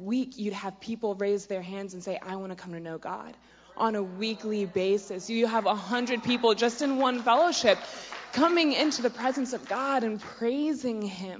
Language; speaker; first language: English; native; English